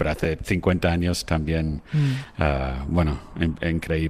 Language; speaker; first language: Spanish; non-native, fluent; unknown